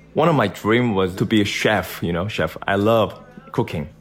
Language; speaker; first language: English; non-native, learner; Korean